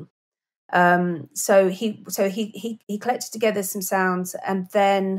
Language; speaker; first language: English; native; English